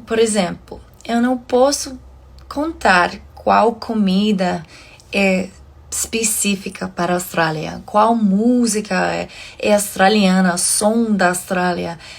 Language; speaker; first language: Portuguese; non-native, learner; English